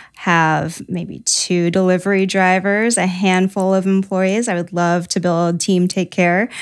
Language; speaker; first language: English; native; English